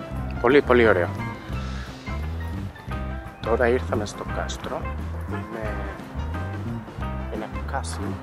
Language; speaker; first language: Greek; non-native, learner; Spanish